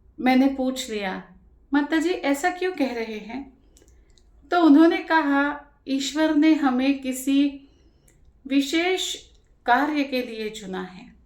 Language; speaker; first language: Hindi; non-native, local second language; Marathi